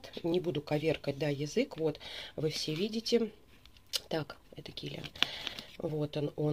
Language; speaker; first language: Russian; native; Russian